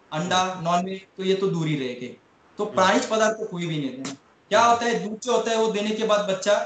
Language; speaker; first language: Hindi; non-native, local second language; Marathi